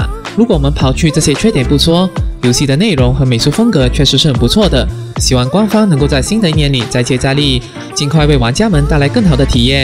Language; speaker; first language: Chinese; native; Chinese